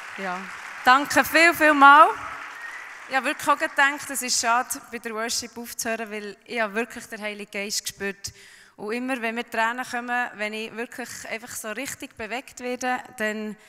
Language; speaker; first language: German; early bilingual, heritage; Swiss German